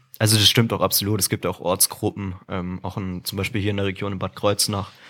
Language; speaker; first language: German; native; German